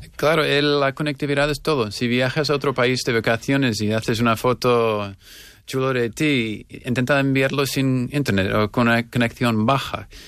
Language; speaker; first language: Spanish; non-native, fluent; English